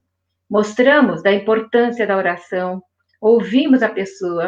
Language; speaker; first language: Portuguese; native; Portuguese